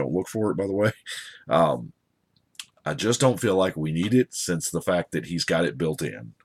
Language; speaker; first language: English; native; English